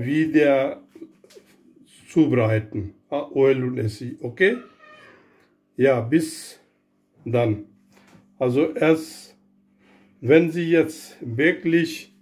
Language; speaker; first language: German; non-native, learner; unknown